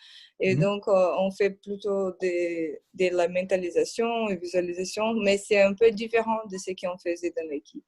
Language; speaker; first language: French; non-native, fluent; Portuguese